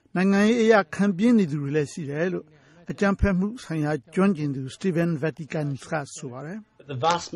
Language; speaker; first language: Burmese; native; Burmese